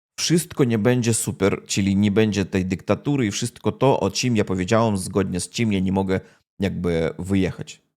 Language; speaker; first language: Polish; non-native, learner; Russian